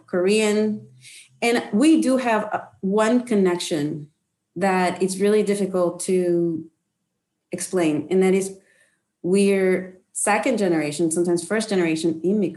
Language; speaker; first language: English; non-native, fluent; Spanish